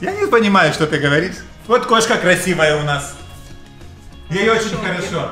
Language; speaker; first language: Russian; native; Russian